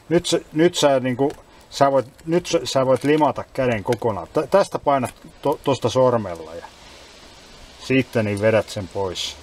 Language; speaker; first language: Finnish; native; Finnish